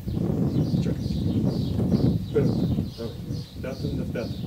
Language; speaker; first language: Bulgarian; non-native, learner; Russian